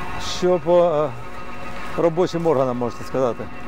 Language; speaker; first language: Ukrainian; native; Ukrainian